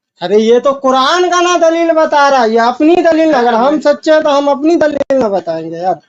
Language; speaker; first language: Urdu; native; Urdu